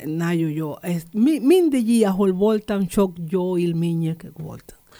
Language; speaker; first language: Hungarian; non-native, learner; Spanish